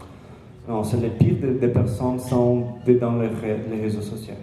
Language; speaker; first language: French; non-native, learner; Portuguese